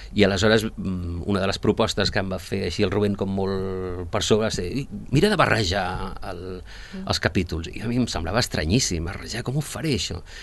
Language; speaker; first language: Catalan; early bilingual, other home language; Spanish